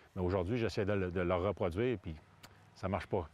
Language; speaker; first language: French; native; French